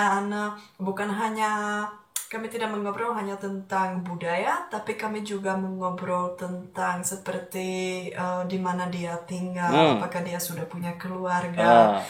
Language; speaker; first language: Indonesian; non-native, fluent; Czech